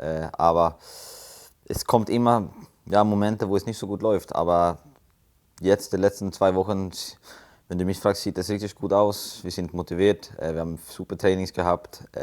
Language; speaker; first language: German; non-native, fluent; Swedish